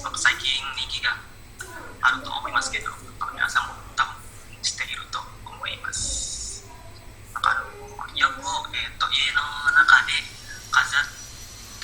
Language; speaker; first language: Japanese; non-native, learner; Indonesian